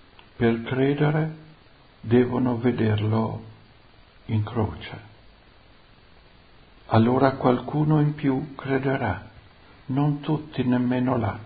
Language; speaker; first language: Italian; native; Italian